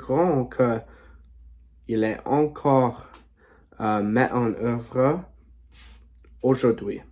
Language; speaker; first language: French; non-native, learner; English